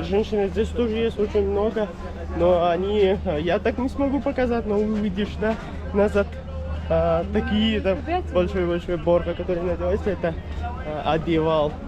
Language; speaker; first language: Russian; non-native, learner; Pashto